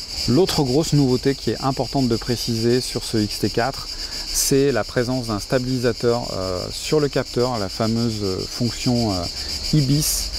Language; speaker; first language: French; native; French